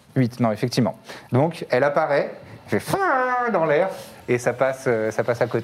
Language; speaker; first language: French; native; French